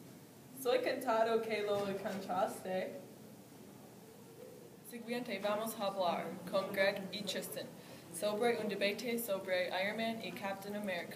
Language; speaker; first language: Spanish; non-native, learner; English